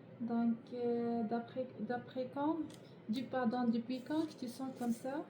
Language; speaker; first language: French; non-native, learner; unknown